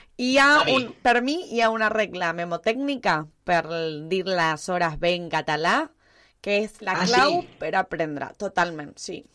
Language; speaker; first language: Catalan; non-native, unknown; Spanish